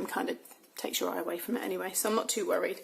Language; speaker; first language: English; native; English